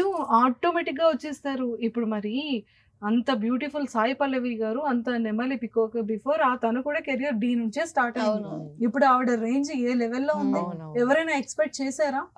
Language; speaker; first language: Telugu; native; Telugu